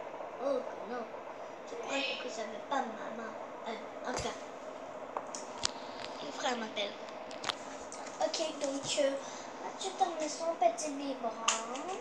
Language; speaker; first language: French; native; French